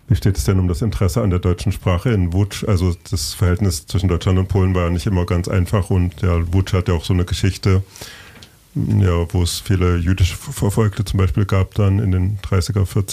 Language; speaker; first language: German; native; German